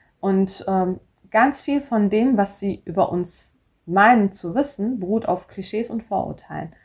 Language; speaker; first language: German; early bilingual, other home language; Turkish